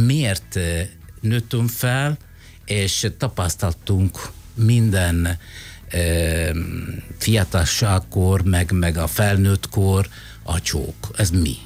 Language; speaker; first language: Hungarian; non-native, fluent; Italian